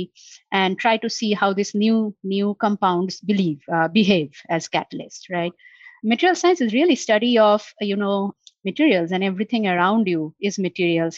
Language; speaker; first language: English; non-native, local second language; Bangla